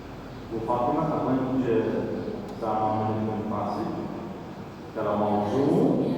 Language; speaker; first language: Indonesian; non-native, learner; Arabic